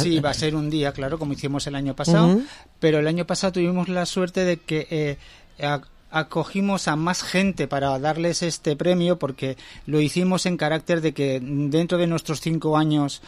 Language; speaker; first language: Spanish; native; Spanish